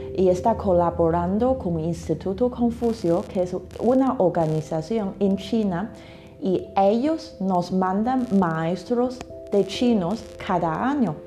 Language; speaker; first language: Spanish; non-native, fluent; Chinese